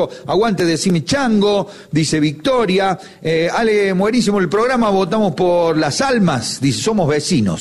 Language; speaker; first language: Spanish; native; Spanish